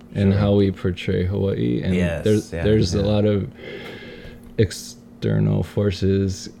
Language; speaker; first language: English; native; English